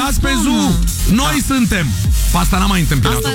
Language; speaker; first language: Romanian; native; Romanian